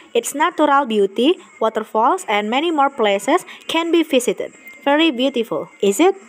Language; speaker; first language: English; non-native, learner; Indonesian